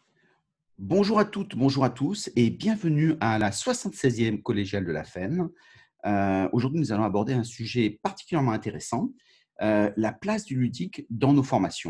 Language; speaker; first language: French; native; French